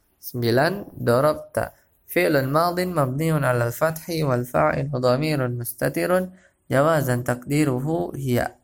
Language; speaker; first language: Arabic; non-native, fluent; Indonesian